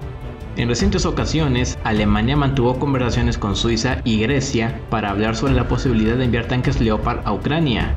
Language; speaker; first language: Spanish; native; Spanish